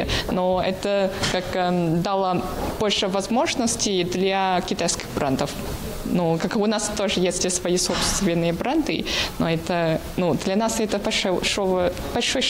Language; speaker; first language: Russian; non-native, fluent; Chinese